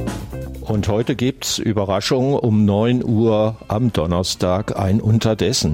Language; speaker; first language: German; native; German